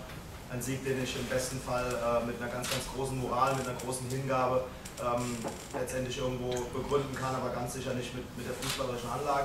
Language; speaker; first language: German; native; German